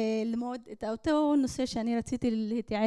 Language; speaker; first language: Hebrew; non-native, local second language; Arabic